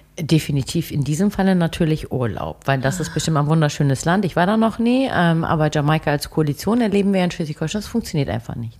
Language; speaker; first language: German; early bilingual, other home language; Turkish